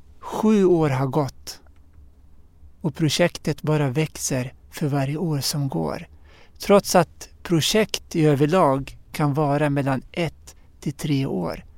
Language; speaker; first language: Swedish; early bilingual, other home language; Arabic